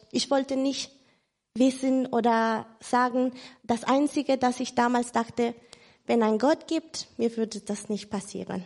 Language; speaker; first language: German; non-native, fluent; Spanish